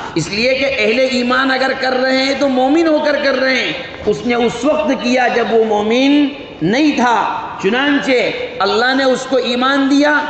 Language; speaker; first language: Urdu; native; Urdu